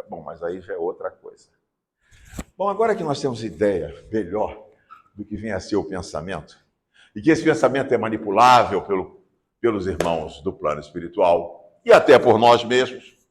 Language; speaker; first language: Portuguese; native; Portuguese